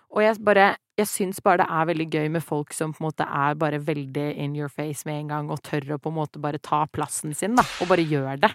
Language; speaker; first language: Norwegian; native; Norwegian